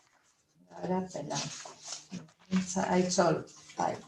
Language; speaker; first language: Basque; non-native, local second language; Spanish